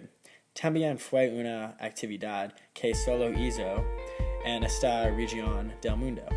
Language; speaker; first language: Spanish; non-native, learner; English